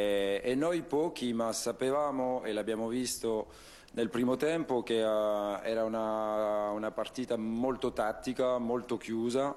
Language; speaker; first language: Italian; non-native, fluent; French